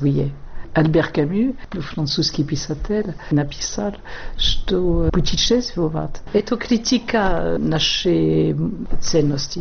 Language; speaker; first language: Russian; non-native, fluent; French